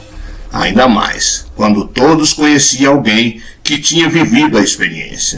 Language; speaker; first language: Portuguese; native; Portuguese